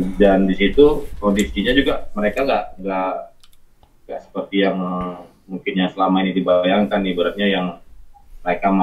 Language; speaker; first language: Indonesian; native; Indonesian